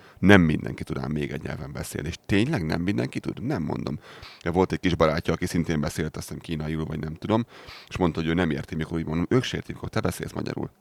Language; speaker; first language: Hungarian; native; Hungarian